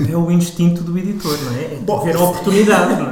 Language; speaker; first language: Portuguese; native; Portuguese